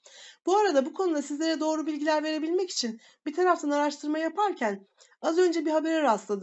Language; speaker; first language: Turkish; native; Turkish